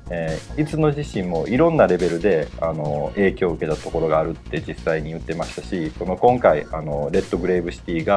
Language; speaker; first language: Japanese; native; Japanese